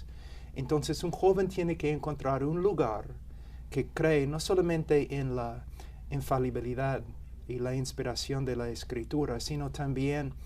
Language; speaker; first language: Spanish; non-native, fluent; English